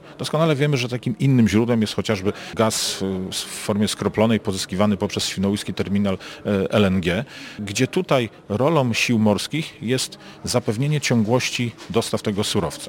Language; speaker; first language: Polish; native; Polish